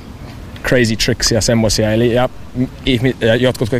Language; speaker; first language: Finnish; non-native, learner; English